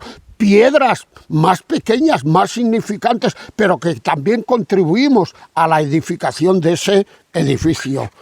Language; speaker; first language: Spanish; native; Spanish